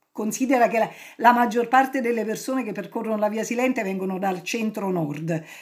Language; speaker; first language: Italian; native; Italian